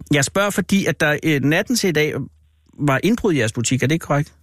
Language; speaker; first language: Danish; native; Danish